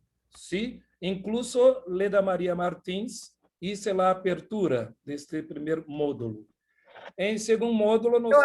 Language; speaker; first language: Spanish; non-native, learner; Portuguese